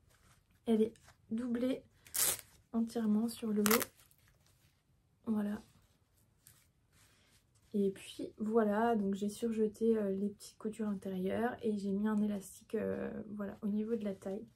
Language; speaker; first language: French; native; French